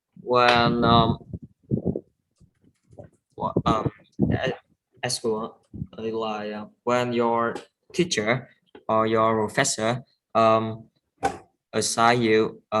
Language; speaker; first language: English; non-native, learner; Vietnamese